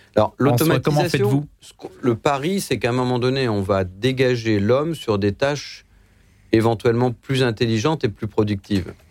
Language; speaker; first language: French; native; French